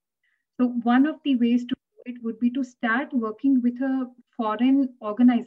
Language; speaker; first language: English; non-native, local second language; Gujarati